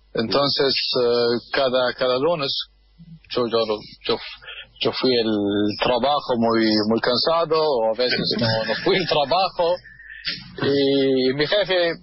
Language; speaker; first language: Spanish; non-native, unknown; Arabic